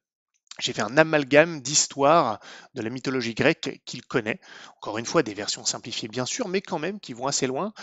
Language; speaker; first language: French; native; French